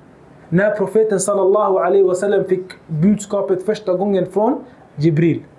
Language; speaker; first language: Swedish; early bilingual, other home language; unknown